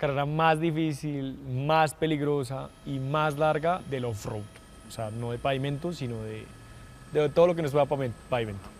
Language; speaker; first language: Spanish; native; Spanish